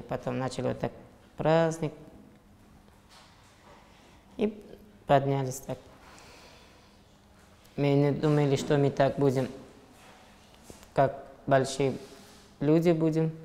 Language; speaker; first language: Russian; non-native, local second language; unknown